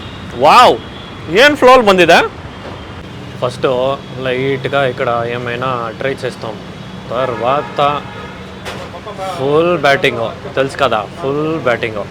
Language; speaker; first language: Telugu; non-native, learner; Kannada